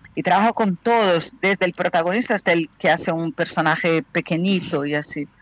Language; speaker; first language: Spanish; non-native, fluent; Portuguese